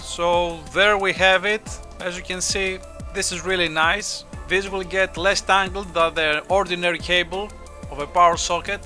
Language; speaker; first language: English; non-native, fluent; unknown